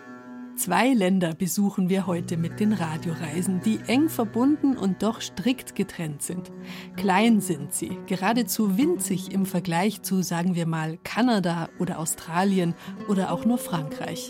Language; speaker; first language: German; native; German